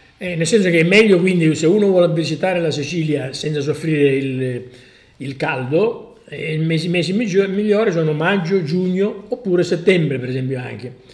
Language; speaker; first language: Italian; native; Italian